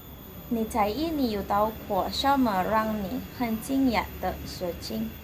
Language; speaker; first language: Chinese; non-native, learner; Indonesian